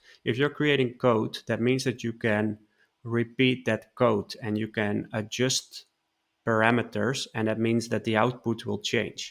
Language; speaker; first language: English; non-native, fluent; Dutch